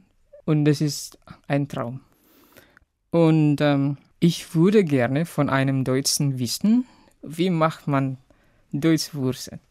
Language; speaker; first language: German; non-native, fluent; Indonesian